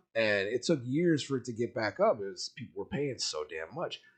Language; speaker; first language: English; native; English